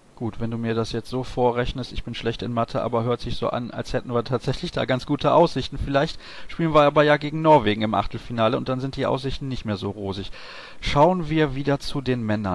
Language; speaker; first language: German; native; German